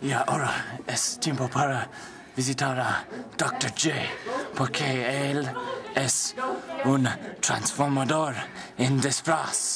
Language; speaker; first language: Spanish; non-native, learner; English